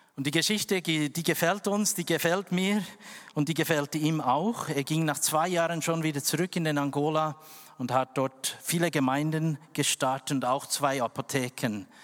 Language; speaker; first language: German; non-native, fluent; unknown